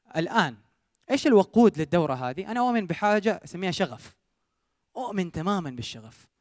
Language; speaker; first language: Arabic; native; Arabic